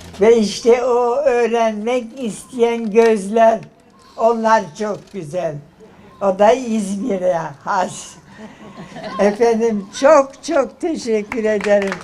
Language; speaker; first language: Turkish; early bilingual, other home language; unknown